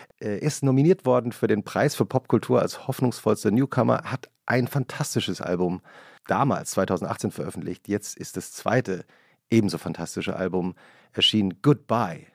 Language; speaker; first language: German; native; German